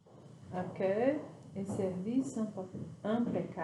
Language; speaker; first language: French; non-native, learner; Portuguese